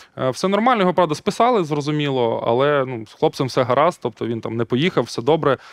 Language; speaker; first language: Ukrainian; non-native, local second language; Russian